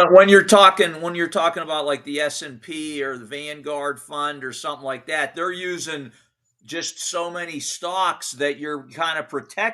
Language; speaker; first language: English; native; English